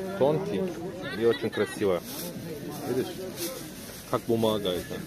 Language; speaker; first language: Russian; non-native, learner; Turkish